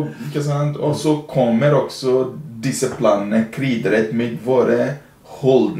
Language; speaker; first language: Norwegian; non-native, fluent; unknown